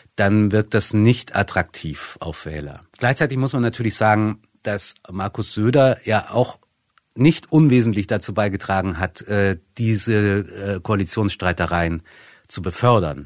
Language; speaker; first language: German; native; German